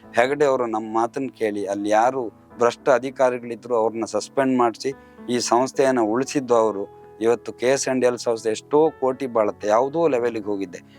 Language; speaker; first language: Kannada; native; Kannada